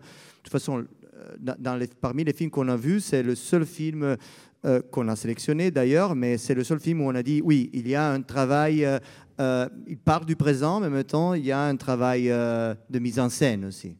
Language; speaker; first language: French; non-native, fluent; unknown